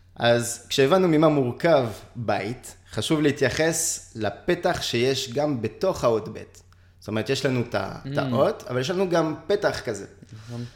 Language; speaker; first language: Hebrew; early bilingual, other home language; French